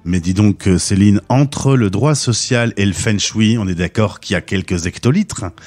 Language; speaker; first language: French; native; French